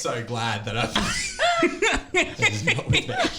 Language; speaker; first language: English; native; English